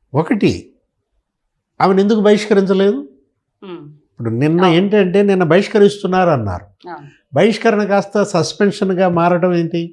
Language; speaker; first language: Telugu; native; Telugu